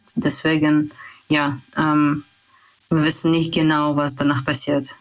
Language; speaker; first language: German; non-native, learner; Russian